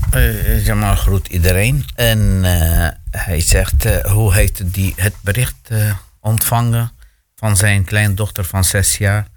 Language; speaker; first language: Dutch; non-native, fluent; Arabic